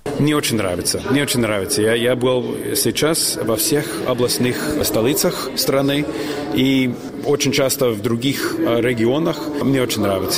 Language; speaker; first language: Russian; non-native, fluent; English